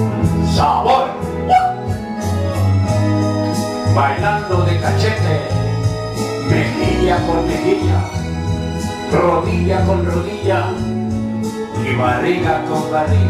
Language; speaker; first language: Spanish; native; Spanish